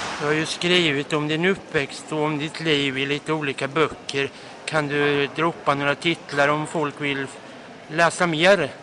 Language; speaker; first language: Swedish; native; Swedish